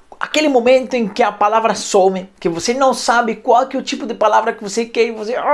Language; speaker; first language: Portuguese; non-native, fluent; Spanish